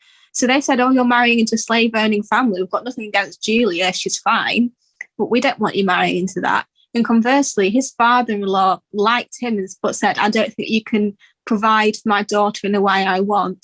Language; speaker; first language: English; native; English